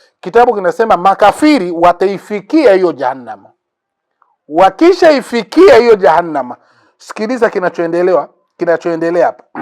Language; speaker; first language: Swahili; native; Swahili